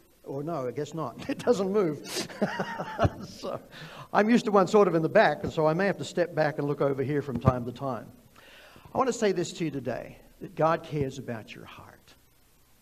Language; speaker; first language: English; native; English